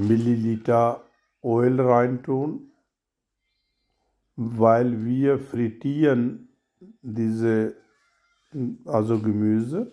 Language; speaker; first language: German; non-native, learner; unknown